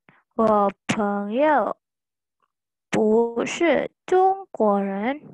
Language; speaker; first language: Chinese; non-native, learner; Indonesian